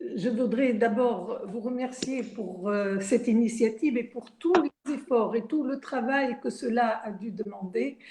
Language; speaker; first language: French; non-native, local second language; Arabic